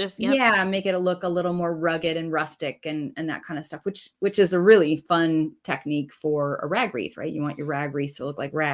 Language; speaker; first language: English; native; English